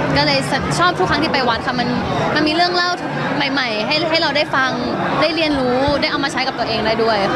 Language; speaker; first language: Thai; native; Thai